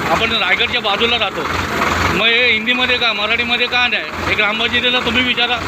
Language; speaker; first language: Marathi; native; Marathi